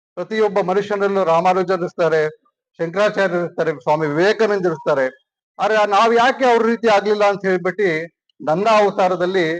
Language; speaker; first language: Kannada; native; Kannada